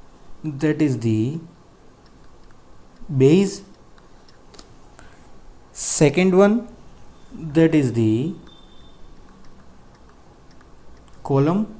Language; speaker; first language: English; non-native, local second language; Gujarati